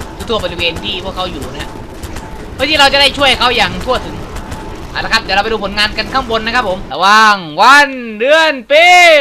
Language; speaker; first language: Thai; native; Thai